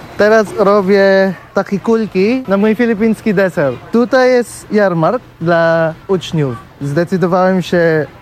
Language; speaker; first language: Polish; non-native, fluent; Filipino